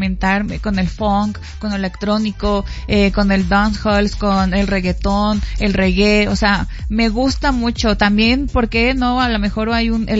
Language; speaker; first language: Spanish; native; Spanish